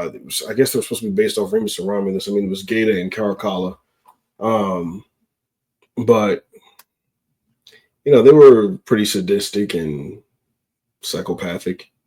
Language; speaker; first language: English; native; English